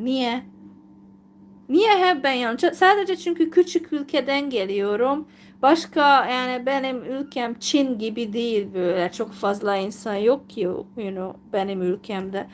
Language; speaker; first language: Turkish; non-native, fluent; Hungarian